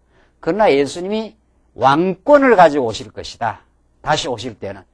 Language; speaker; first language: Korean; native; Korean